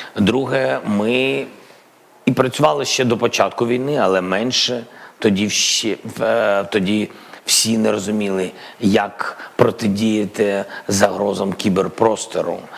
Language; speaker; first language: Ukrainian; non-native, local second language; Russian